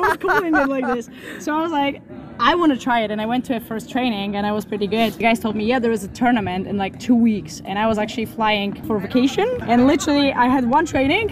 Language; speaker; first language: English; non-native, fluent; Polish